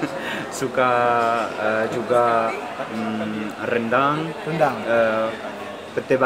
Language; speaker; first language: Indonesian; non-native, learner; French